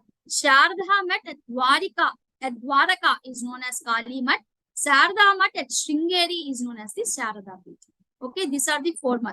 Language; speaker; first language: English; non-native, local second language; Telugu